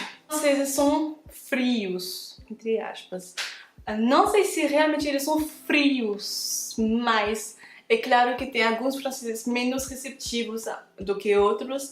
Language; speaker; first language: Portuguese; non-native, fluent; French